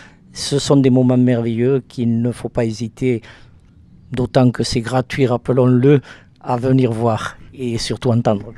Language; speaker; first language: French; native; French